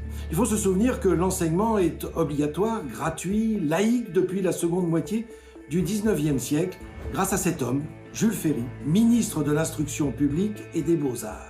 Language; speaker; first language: French; native; French